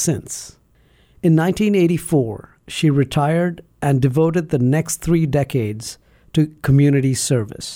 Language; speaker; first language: English; non-native, local second language; Malayalam